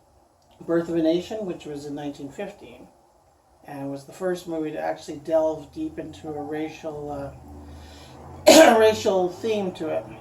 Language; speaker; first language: English; native; English